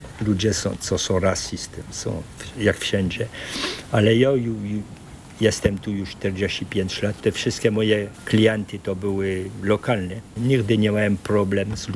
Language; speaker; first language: Polish; early bilingual, heritage; French